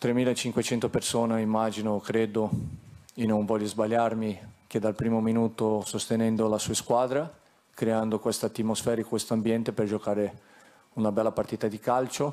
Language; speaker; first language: Italian; non-native, fluent; Portuguese